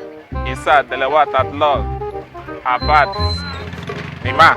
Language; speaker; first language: Filipino; non-native, learner; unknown